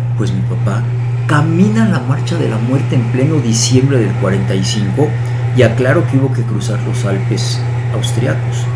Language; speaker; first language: Spanish; early bilingual, other home language; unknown